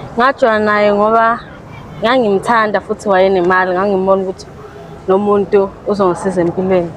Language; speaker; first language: Zulu; native; Zulu